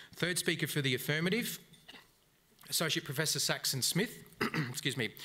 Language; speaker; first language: English; native; English